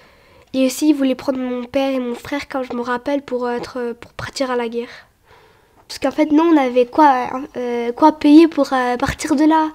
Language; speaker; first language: French; early bilingual, other home language; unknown